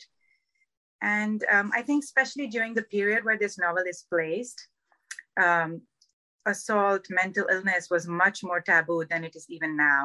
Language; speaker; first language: English; non-native, local second language; Urdu